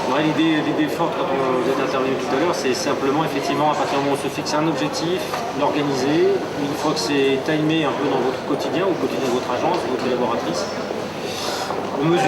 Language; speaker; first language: French; native; French